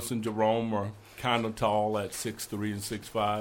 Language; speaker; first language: English; native; English